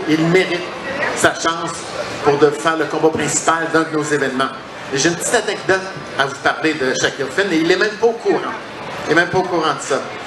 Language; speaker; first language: French; native; French